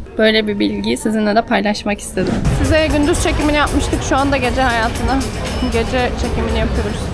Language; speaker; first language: Turkish; native; Turkish